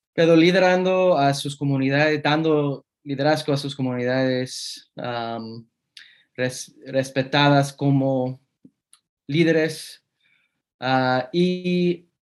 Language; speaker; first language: Spanish; non-native, fluent; English